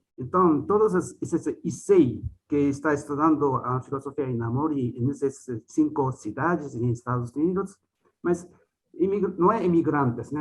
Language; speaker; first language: Portuguese; non-native, fluent; Japanese